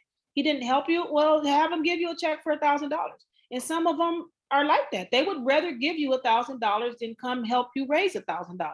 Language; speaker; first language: English; native; English